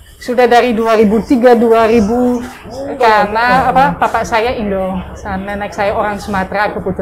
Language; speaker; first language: Indonesian; non-native, fluent; Dutch